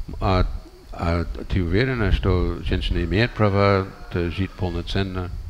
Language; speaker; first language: Russian; non-native, fluent; English